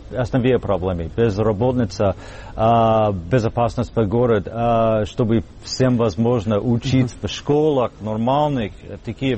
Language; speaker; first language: Russian; non-native, fluent; English